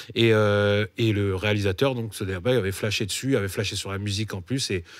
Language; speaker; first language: French; native; French